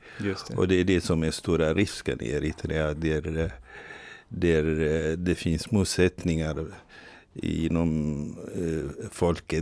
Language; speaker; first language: Swedish; non-native, fluent; Tigrinya